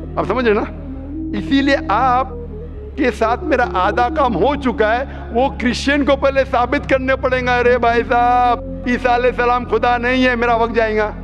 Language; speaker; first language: Hindi; non-native, local second language; Urdu